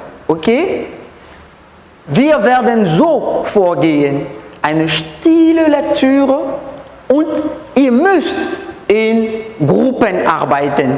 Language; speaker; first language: German; non-native, fluent; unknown